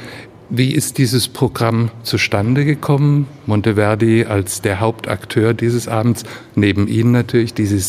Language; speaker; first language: German; native; German